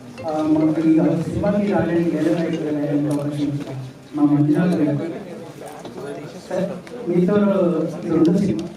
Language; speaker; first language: Telugu; native; Telugu